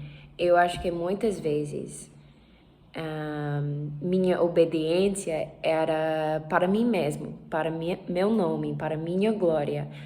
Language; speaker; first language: Portuguese; non-native, learner; English